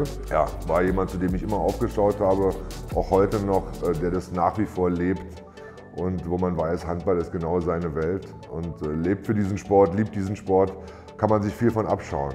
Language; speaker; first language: German; native; German